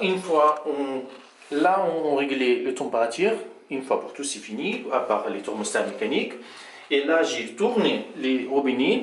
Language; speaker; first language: French; non-native, fluent; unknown